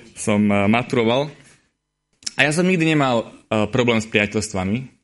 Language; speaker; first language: Slovak; native; Slovak